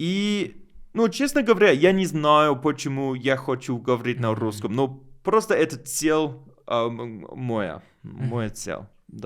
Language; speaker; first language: Russian; non-native, learner; English